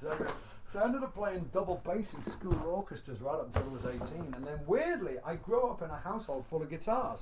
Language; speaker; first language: English; native; English